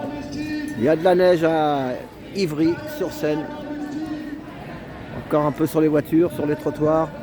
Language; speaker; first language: French; native; French